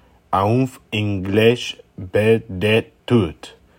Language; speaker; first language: German; non-native, learner; English